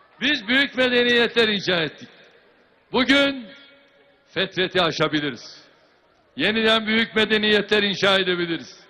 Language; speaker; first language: Turkish; native; Turkish